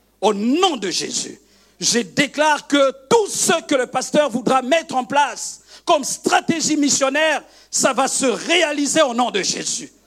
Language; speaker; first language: French; non-native, local second language; Lingala